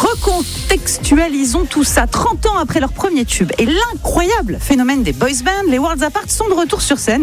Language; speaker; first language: French; native; French